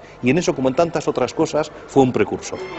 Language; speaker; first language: Spanish; native; Spanish